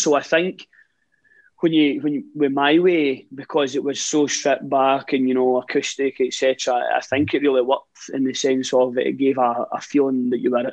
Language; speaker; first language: English; native; English